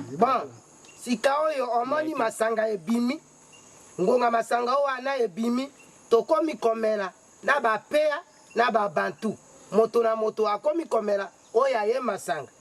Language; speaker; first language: Lingala; non-native, local second language; Mongo